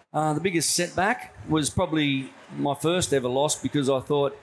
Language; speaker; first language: English; native; English